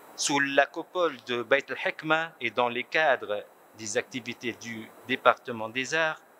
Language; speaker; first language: French; non-native, local second language; Arabic